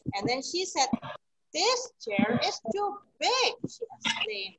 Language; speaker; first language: English; non-native, fluent; Indonesian